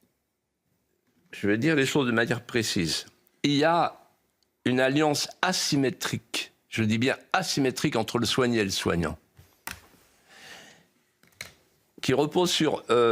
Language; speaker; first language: French; native; French